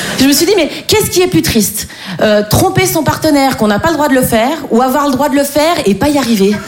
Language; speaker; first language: French; native; French